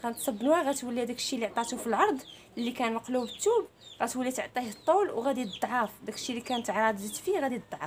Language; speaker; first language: Arabic; native; Arabic